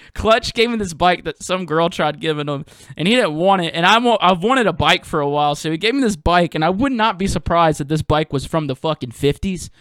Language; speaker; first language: English; native; English